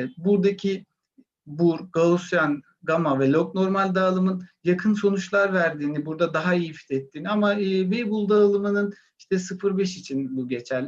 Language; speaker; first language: Turkish; native; Turkish